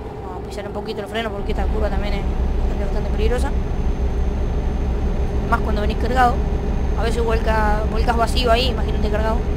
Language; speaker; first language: Spanish; native; Spanish